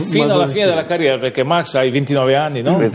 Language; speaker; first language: Italian; native; Italian